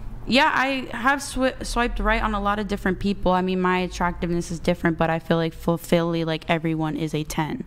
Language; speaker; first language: English; early bilingual, other home language; Portuguese